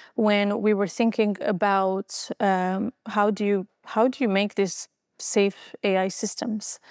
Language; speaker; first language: English; non-native, fluent; Albanian